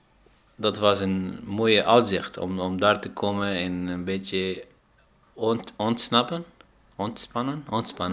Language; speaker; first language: Dutch; non-native, fluent; Arabic